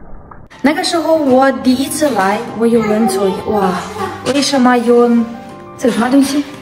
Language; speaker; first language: Chinese; non-native, learner; Ukrainian